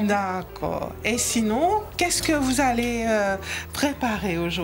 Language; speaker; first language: French; non-native, local second language; Morisyen